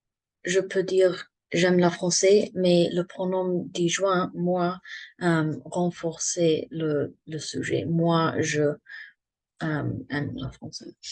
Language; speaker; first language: French; non-native, learner; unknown